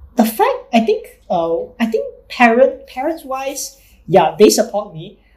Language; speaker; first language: English; non-native, local second language; Chinese